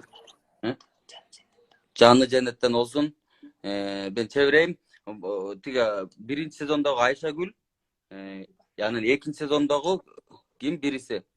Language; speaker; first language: Turkish; non-native, learner; Kyrgyz